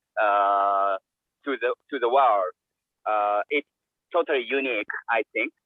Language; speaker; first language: English; non-native, learner; Japanese